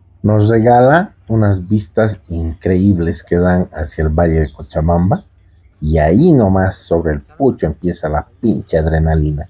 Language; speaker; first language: Spanish; native; Spanish